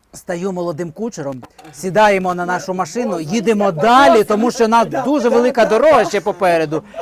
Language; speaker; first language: Ukrainian; native; Ukrainian